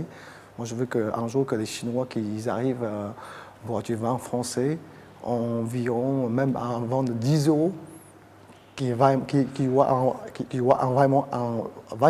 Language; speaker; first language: French; non-native, fluent; Chinese